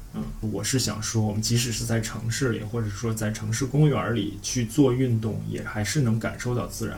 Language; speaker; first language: Chinese; native; Chinese